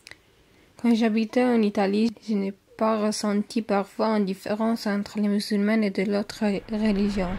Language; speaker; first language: French; non-native, learner; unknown